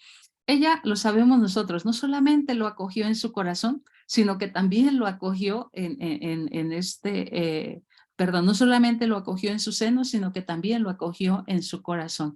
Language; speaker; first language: Spanish; native; Spanish